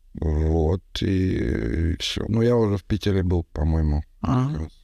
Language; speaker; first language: Russian; native; Russian